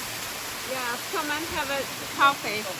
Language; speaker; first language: English; non-native, learner; Turkish